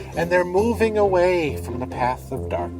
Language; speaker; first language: English; native; English